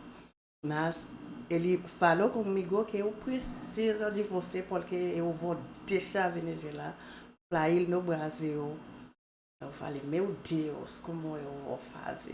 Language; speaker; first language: Portuguese; non-native, learner; Haitian Creole